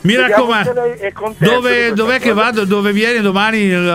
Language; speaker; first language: Italian; native; Italian